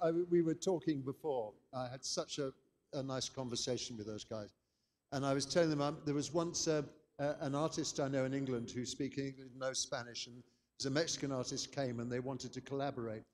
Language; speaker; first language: English; native; English